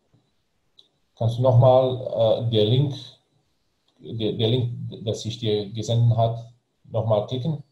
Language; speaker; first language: German; non-native, learner; Bosnian